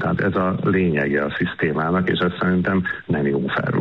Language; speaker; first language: Hungarian; native; Hungarian